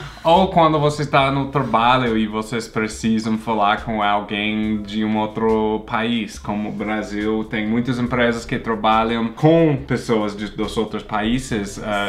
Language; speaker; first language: Portuguese; non-native, fluent; English